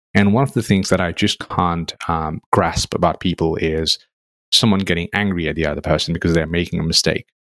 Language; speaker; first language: English; non-native, local second language; Nepali